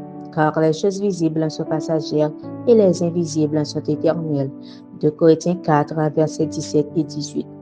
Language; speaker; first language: French; non-native, local second language; Haitian Creole